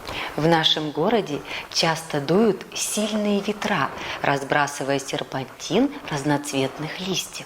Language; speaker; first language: Russian; native; Russian